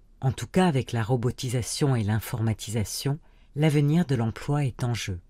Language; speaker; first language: French; native; French